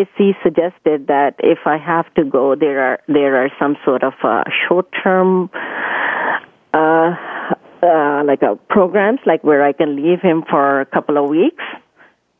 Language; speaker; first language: English; non-native, local second language; Punjabi